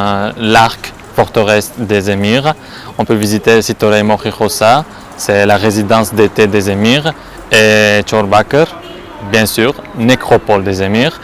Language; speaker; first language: French; non-native, fluent; Uzbek